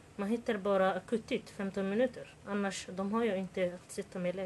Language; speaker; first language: Swedish; non-native, learner; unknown